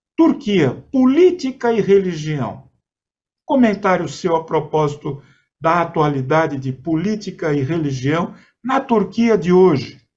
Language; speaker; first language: Portuguese; native; Portuguese